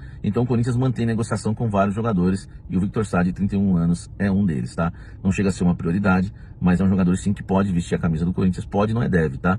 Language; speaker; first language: Portuguese; native; Portuguese